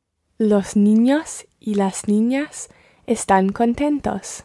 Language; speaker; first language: Spanish; non-native, learner; English